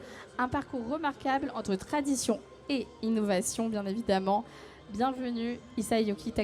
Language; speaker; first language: French; native; French